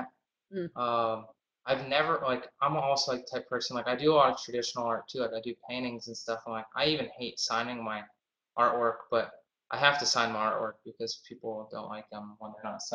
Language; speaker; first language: English; native; English